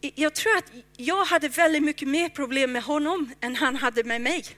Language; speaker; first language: Swedish; non-native, fluent; English